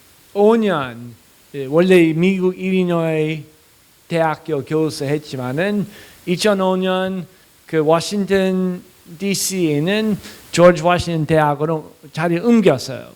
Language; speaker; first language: Korean; non-native, fluent; English